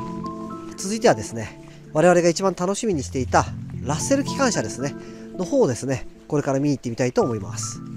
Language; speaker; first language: Japanese; native; Japanese